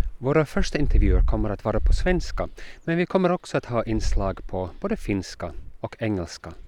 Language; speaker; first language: Swedish; non-native, fluent; English